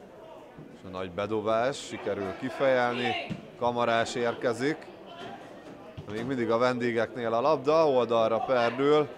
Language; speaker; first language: Hungarian; native; Hungarian